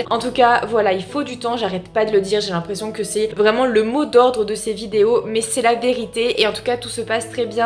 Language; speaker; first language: French; native; French